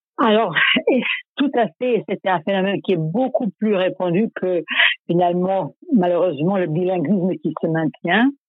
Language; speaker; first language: French; non-native, fluent; Serbian